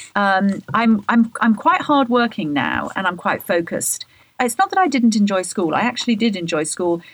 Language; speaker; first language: English; native; English